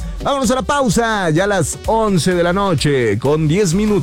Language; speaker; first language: Spanish; native; Spanish